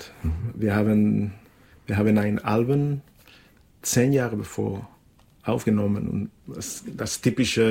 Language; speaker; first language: German; non-native, fluent; Spanish